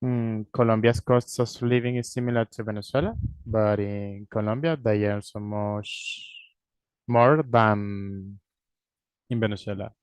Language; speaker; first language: English; non-native, learner; Spanish